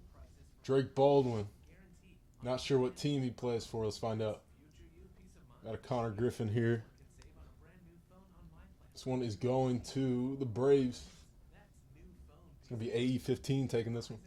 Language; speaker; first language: English; native; English